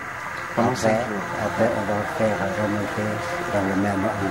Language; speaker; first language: French; non-native, fluent; Lao